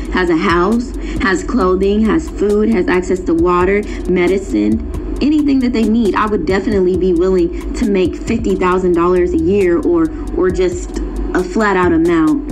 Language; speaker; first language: English; native; English